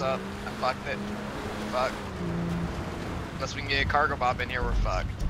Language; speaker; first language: English; native; English